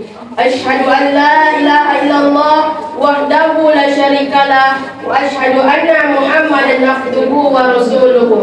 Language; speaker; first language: Arabic; non-native, learner; Indonesian